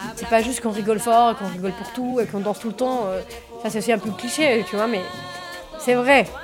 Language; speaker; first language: French; non-native, fluent; Spanish